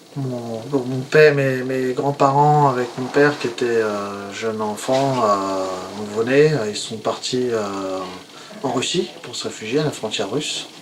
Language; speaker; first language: French; early bilingual, other home language; Polish